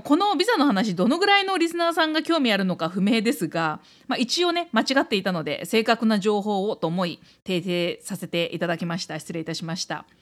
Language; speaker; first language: Japanese; native; Japanese